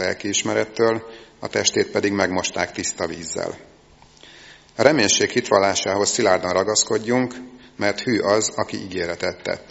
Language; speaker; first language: Hungarian; native; Hungarian